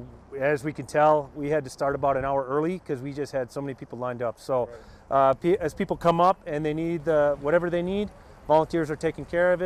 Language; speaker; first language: English; native; English